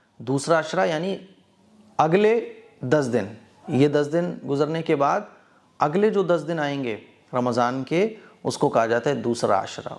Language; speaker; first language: Urdu; native; Urdu